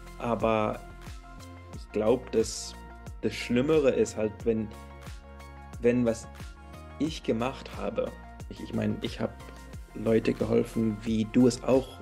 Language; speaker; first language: German; early bilingual, heritage; English